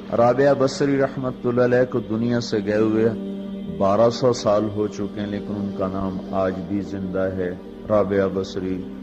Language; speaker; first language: Urdu; non-native, local second language; Punjabi